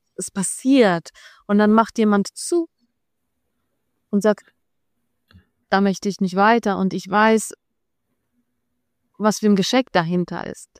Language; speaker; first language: German; non-native, fluent; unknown